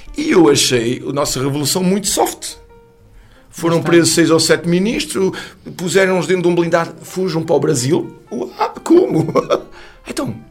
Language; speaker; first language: Portuguese; early bilingual, heritage; French